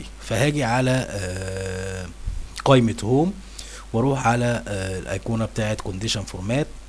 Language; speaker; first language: Arabic; native; Arabic